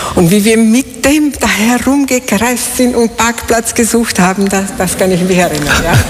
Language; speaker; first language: German; non-native, fluent; Slovak